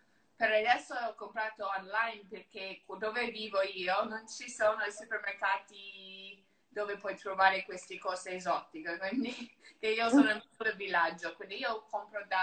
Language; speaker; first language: Italian; non-native, learner; English